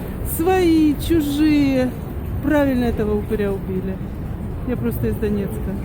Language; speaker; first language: Russian; native; Russian